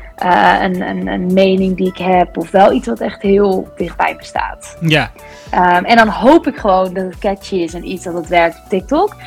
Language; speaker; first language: Dutch; early bilingual, other home language; English